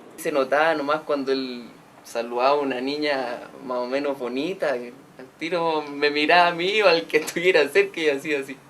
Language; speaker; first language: Spanish; native; Spanish